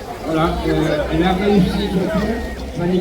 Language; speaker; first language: French; native; French